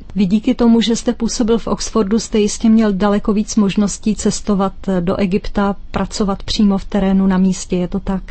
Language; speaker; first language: Czech; native; Czech